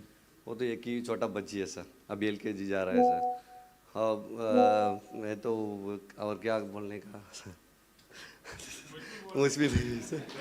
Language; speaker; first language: Hindi; non-native, local second language; Tamil